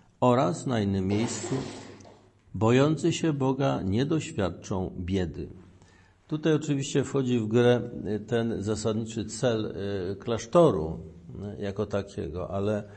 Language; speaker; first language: Polish; native; Polish